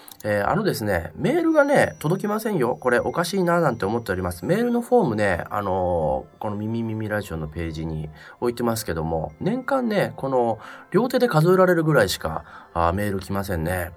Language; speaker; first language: Japanese; native; Japanese